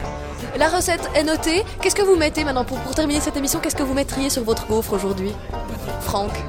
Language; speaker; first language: French; native; French